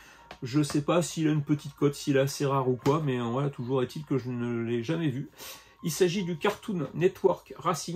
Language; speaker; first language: French; native; French